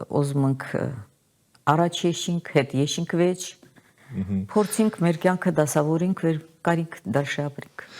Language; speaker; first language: Armenian; native; Armenian